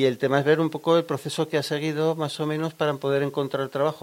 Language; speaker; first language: Spanish; native; Spanish